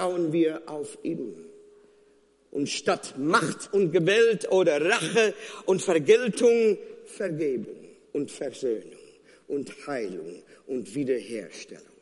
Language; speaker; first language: German; non-native, fluent; Afrikaans